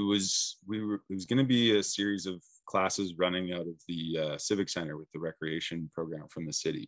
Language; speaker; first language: English; native; English